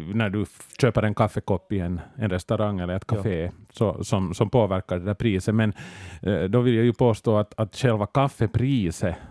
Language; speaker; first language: Swedish; native; Swedish